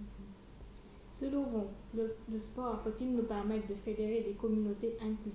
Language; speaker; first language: French; non-native, local second language; Wolof